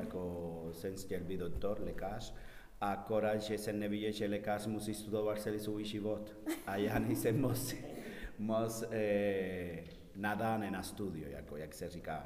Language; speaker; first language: Czech; non-native, learner; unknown